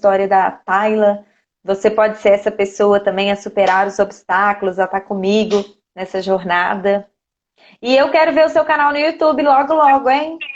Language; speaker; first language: Portuguese; native; Portuguese